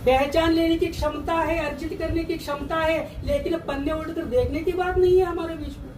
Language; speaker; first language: Hindi; non-native, local second language; Kannada